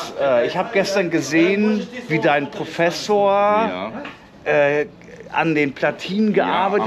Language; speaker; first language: German; native; German